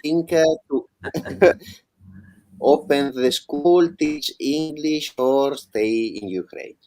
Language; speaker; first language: English; non-native, learner; Italian